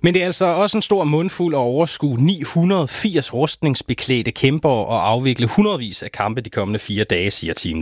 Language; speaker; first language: Danish; native; Danish